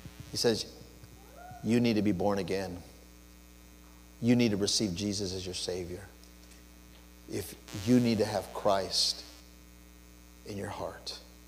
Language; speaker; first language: English; early bilingual, other home language; Spanish